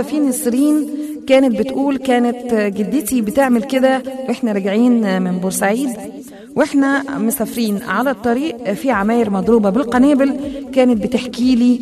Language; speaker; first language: Arabic; native; Arabic